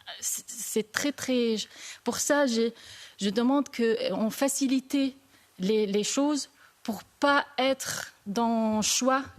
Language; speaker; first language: French; non-native, learner; Arabic